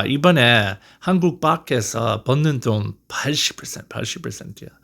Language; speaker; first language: Korean; non-native, learner; English